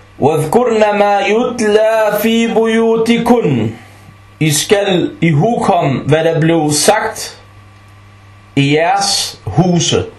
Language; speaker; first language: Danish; non-native, local second language; Arabic